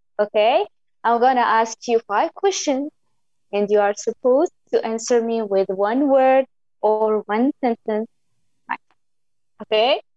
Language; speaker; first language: English; non-native, local second language; Arabic